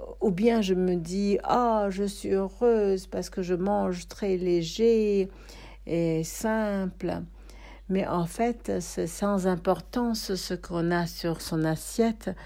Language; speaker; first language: French; non-native, fluent; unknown